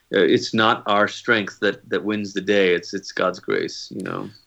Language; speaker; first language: English; native; English